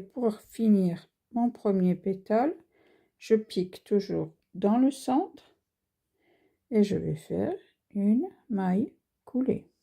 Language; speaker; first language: French; native; French